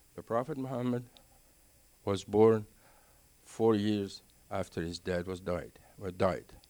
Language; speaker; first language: English; non-native, fluent; Arabic